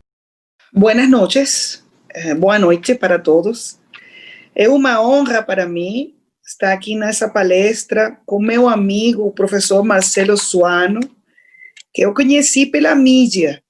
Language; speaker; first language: Portuguese; non-native, fluent; Spanish